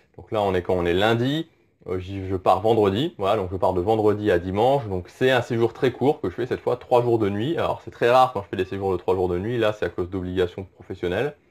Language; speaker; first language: French; native; French